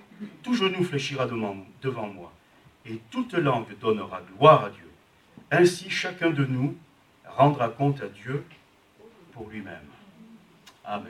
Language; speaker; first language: French; native; French